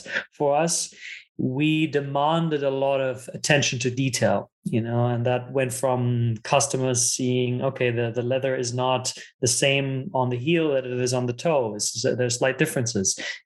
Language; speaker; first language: English; non-native, fluent; German